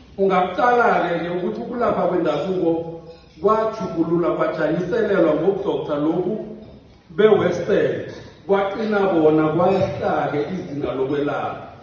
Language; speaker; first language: Zulu; non-native, local second language; South Ndebele